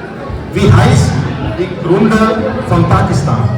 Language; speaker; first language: German; non-native, fluent; Urdu